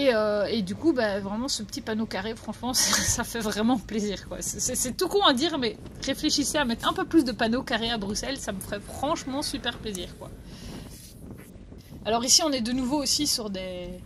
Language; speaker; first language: French; native; French